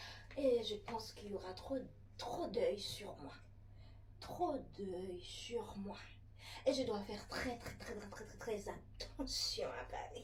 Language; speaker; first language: French; early bilingual, other home language; Haitian Creole